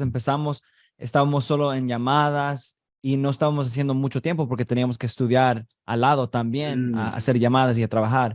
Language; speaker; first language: Spanish; early bilingual, heritage; Spanish